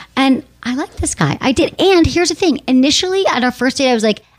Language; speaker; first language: English; native; English